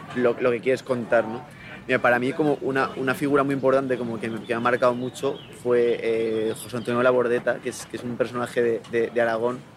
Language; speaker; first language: Spanish; native; Spanish